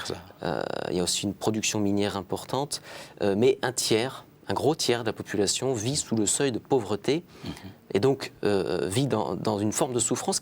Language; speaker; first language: French; native; French